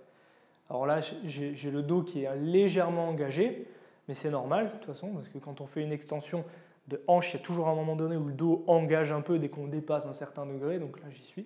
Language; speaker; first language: French; native; French